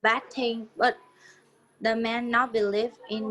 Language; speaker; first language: English; non-native, learner; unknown